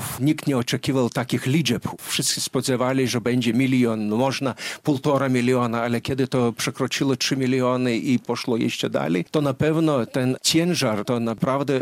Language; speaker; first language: Polish; non-native, fluent; Lithuanian